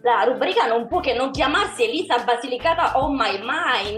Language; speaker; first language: Italian; native; Italian